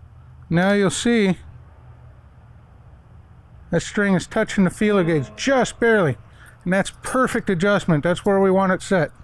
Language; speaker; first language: English; native; English